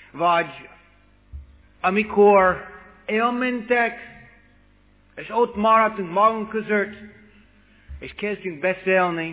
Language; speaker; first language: Hungarian; non-native, fluent; English